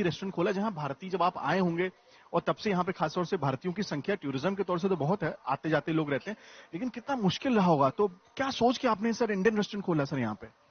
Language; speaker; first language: Hindi; native; Hindi